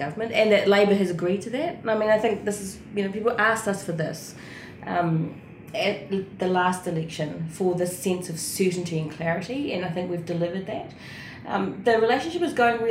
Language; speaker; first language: English; native; English